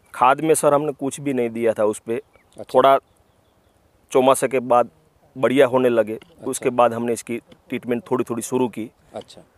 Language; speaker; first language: Hindi; non-native, local second language; Gujarati